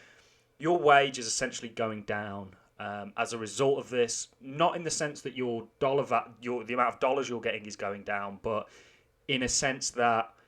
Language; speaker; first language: English; native; English